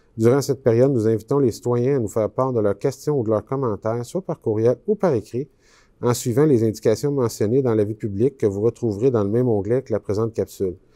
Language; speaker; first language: French; native; French